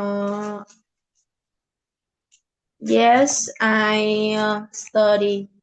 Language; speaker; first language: English; non-native, learner; Vietnamese